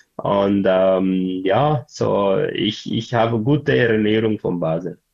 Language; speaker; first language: German; non-native, learner; Tigrinya